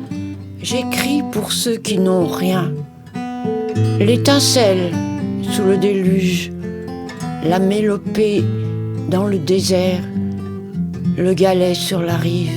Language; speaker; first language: French; native; French